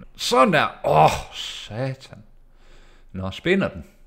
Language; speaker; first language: Danish; native; Danish